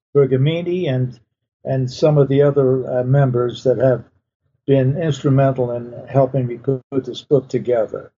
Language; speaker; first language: English; early bilingual, other home language; Polish